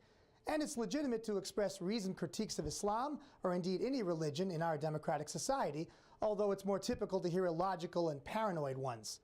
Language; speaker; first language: English; native; English